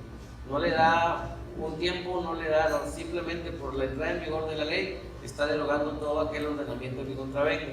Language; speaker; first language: Spanish; native; Spanish